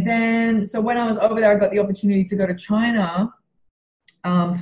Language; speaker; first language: English; native; English